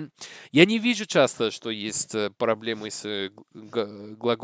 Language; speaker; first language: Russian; non-native, learner; English